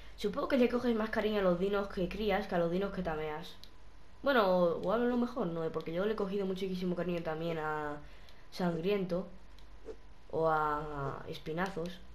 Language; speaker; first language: Spanish; native; Spanish